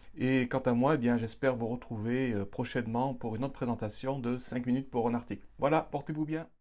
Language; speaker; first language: French; native; French